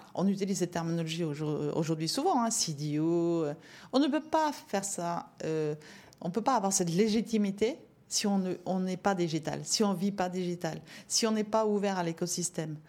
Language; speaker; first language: French; non-native, fluent; Norwegian